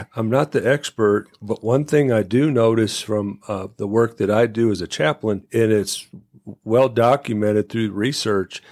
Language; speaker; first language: English; native; English